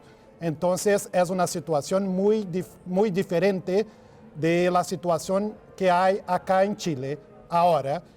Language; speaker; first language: Spanish; non-native, fluent; Portuguese